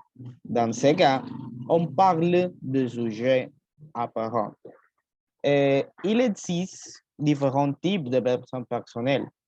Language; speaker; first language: French; non-native, learner; Spanish